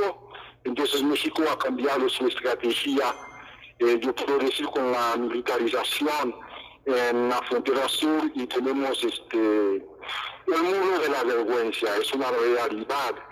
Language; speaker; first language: Spanish; non-native, fluent; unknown